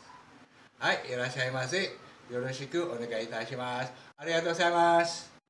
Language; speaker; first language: Japanese; non-native, fluent; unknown